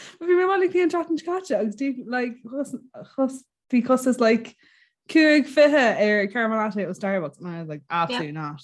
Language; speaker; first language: Irish; non-native, local second language; English